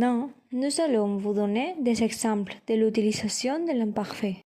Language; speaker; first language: French; non-native, learner; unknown